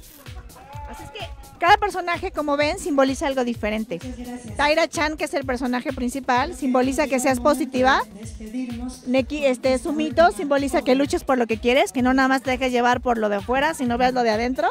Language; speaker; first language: Spanish; native; Spanish